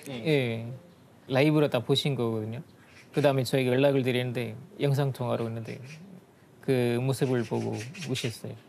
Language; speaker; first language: Korean; non-native, fluent; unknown